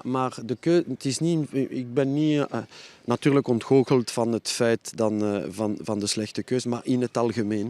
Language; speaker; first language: Dutch; non-native, fluent; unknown